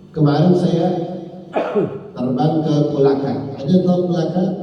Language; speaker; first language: Indonesian; non-native, learner; Arabic